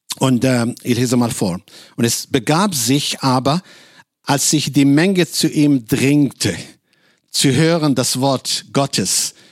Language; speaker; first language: German; non-native, fluent; Arabic